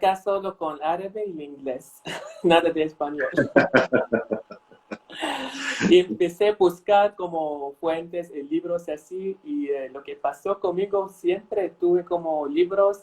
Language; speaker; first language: Spanish; non-native, fluent; Arabic